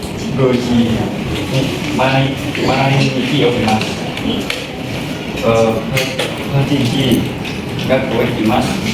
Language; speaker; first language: Japanese; non-native, learner; Indonesian